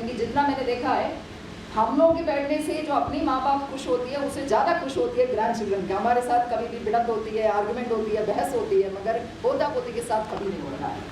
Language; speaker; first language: Hindi; non-native, local second language; Malayalam